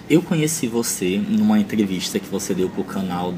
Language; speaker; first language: Portuguese; native; Portuguese